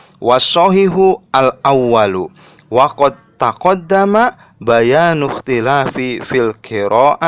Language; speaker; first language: Arabic; non-native, fluent; Indonesian